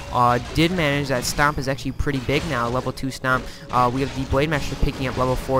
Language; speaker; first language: English; native; English